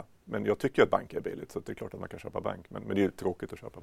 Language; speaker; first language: Swedish; native; Swedish